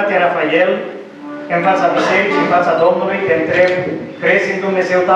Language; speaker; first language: Romanian; native; Romanian